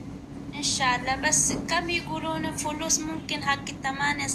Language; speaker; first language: Arabic; non-native, learner; Oromo